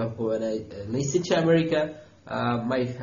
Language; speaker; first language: English; non-native, local second language; Bangla